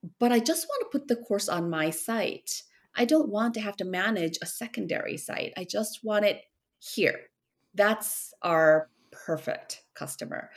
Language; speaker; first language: English; early bilingual, other home language; Korean